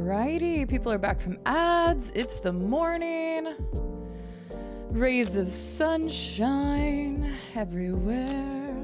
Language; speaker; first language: English; native; English